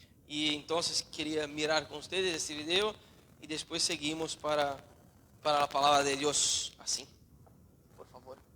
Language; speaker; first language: Spanish; non-native, learner; Portuguese